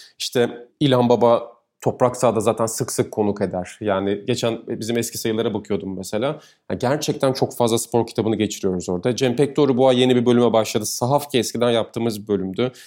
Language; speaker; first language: Turkish; native; Turkish